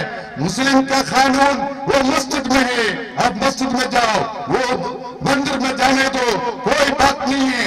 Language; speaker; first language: Hindi; non-native, local second language; Malayalam